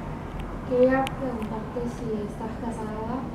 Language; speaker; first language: Spanish; native; Spanish